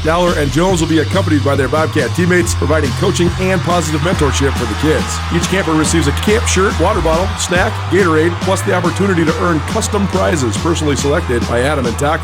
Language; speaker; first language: English; native; English